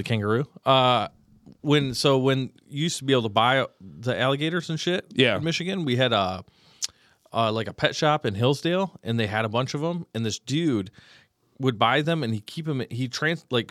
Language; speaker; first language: English; native; English